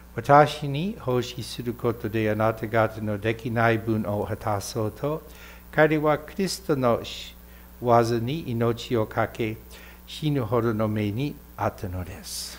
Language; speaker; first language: Japanese; non-native, fluent; English